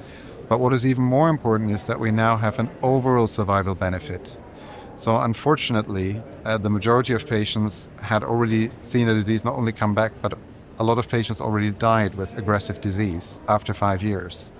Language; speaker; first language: English; non-native, fluent; German